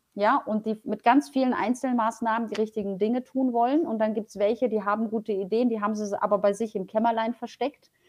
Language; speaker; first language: German; early bilingual, other home language; Polish